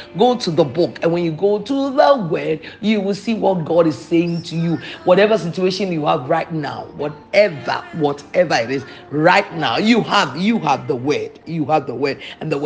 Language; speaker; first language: English; non-native, local second language; Akan